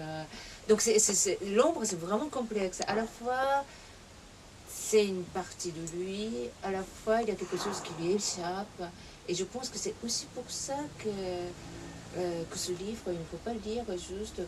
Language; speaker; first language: French; non-native, fluent; Japanese